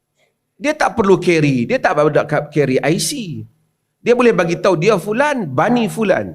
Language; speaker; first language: Malay; native; Malay